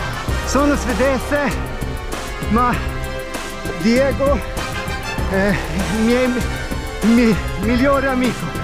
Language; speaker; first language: Italian; non-native, learner; Swedish